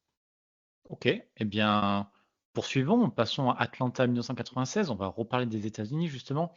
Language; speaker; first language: French; native; French